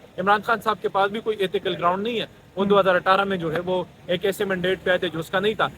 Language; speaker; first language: Urdu; non-native, local second language; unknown